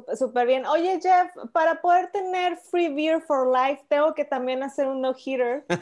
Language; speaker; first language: Spanish; native; Spanish